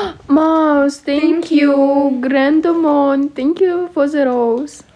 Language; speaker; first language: English; non-native, learner; Russian